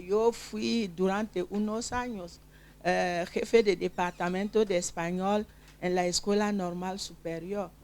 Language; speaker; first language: Spanish; non-native, fluent; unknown